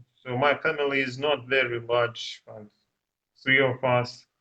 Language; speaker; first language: English; non-native, learner; Ukrainian